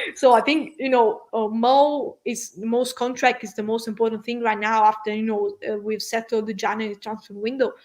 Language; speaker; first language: English; non-native, fluent; Italian